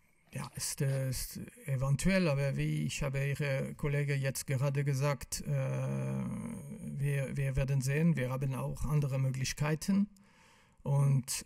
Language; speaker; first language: German; non-native, local second language; French